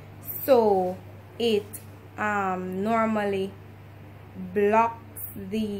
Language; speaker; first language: English; native; English